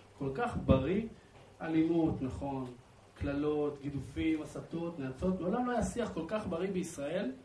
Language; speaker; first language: Hebrew; native; Hebrew